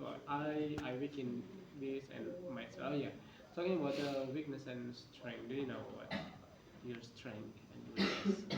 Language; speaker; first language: English; non-native, learner; Indonesian